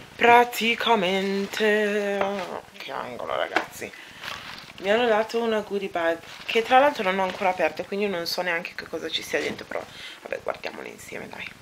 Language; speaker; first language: Italian; early bilingual, other home language; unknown